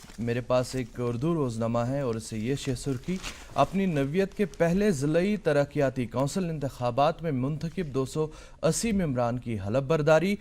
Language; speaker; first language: Urdu; non-native, local second language; Kashmiri